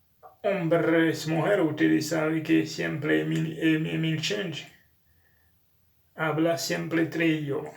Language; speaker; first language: Spanish; non-native, learner; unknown